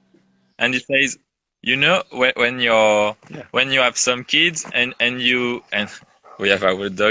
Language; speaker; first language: English; non-native, fluent; French